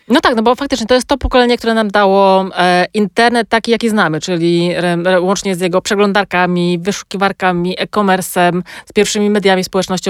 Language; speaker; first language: Polish; native; Polish